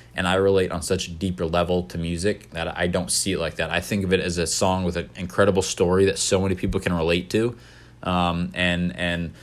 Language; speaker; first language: English; native; English